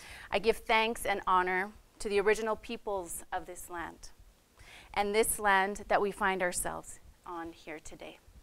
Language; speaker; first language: English; native; English